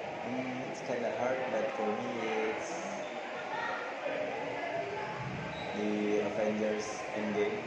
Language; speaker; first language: English; non-native, learner; Indonesian